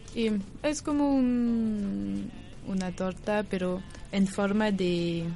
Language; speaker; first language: Spanish; non-native, fluent; French